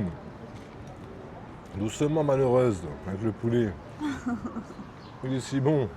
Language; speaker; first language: French; native; French